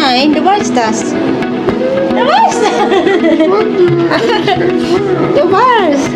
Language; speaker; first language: German; non-native, learner; Filipino